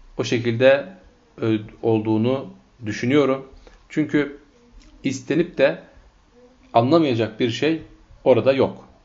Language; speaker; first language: Turkish; non-native, fluent; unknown